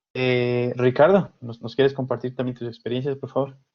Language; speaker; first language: Spanish; native; Spanish